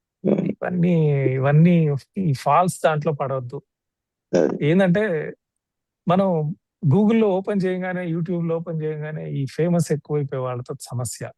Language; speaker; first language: Telugu; native; Telugu